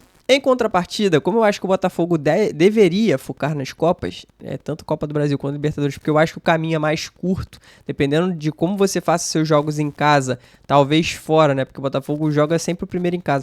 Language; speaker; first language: Portuguese; native; Portuguese